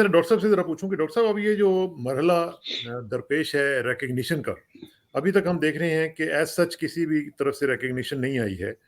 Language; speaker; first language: Hindi; non-native, local second language; Punjabi